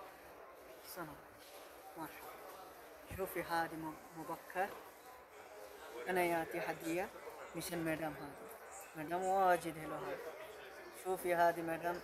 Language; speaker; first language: Arabic; non-native, learner; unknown